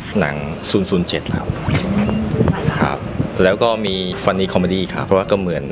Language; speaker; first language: Thai; non-native, learner; Khmer